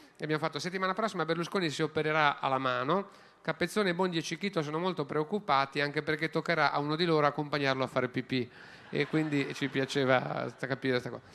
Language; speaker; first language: Italian; native; Italian